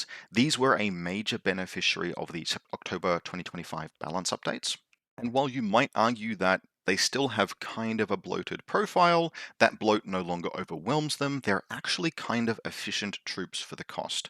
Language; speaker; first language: English; native; English